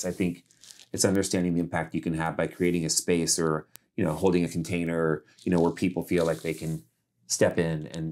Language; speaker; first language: English; native; English